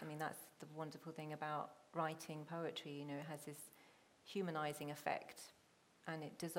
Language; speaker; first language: English; non-native, local second language; Punjabi